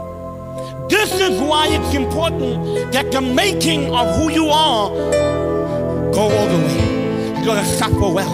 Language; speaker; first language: English; native; English